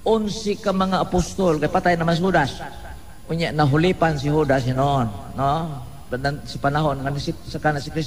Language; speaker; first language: Cebuano; native; Cebuano